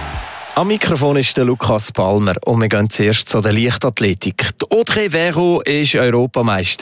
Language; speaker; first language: German; native; German